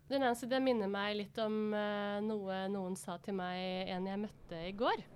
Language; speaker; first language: Norwegian; native; Norwegian